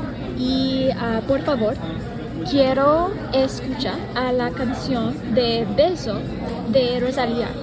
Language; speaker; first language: Spanish; non-native, learner; English